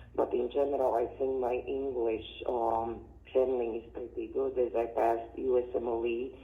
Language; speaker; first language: English; non-native, fluent; Latvian